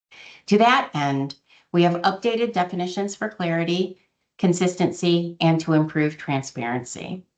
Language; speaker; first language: English; native; English